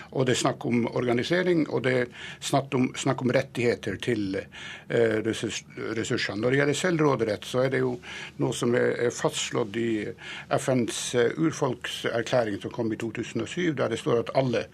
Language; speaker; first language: Norwegian; native; Norwegian